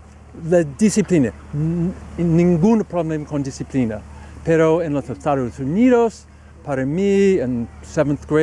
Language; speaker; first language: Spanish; non-native, learner; English